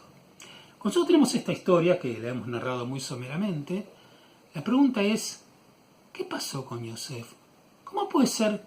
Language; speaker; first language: Spanish; native; Spanish